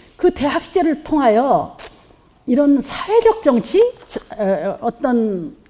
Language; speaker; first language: Korean; native; Korean